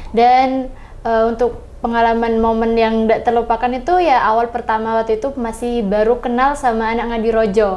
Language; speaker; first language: Indonesian; non-native, local second language; Madurese